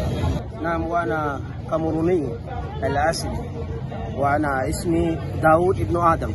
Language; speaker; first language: Arabic; non-native, fluent; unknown